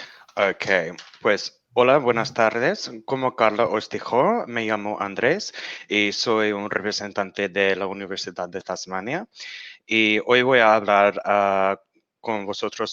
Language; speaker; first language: Spanish; non-native, learner; English